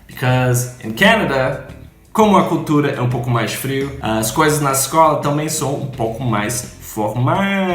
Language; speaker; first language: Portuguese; non-native, fluent; English